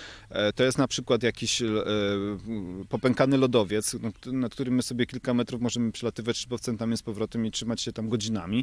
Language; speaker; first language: Polish; native; Polish